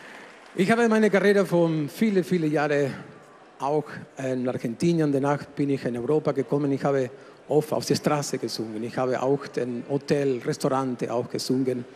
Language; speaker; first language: German; non-native, fluent; Spanish